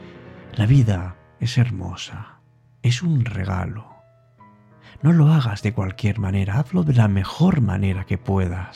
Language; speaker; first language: Spanish; native; Spanish